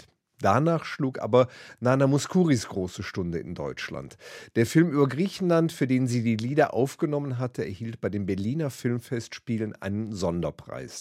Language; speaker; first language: German; native; German